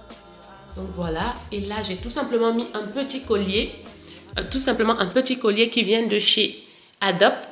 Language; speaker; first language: French; native; French